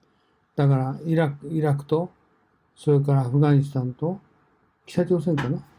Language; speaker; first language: Japanese; native; Japanese